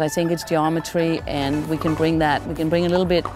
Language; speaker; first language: English; non-native, fluent; Danish